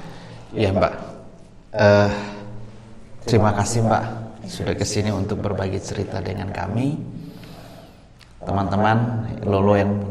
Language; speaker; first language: Indonesian; native; Indonesian